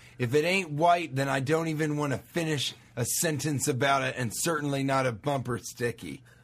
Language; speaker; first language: English; native; English